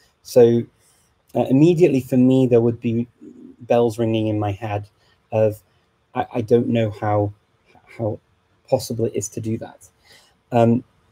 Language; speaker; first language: English; native; English